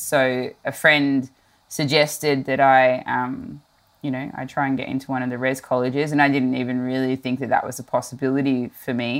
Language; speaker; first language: English; native; English